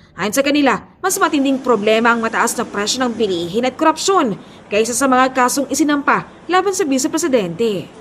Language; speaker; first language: Filipino; native; Filipino